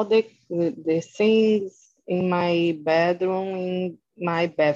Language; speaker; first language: English; non-native, learner; Portuguese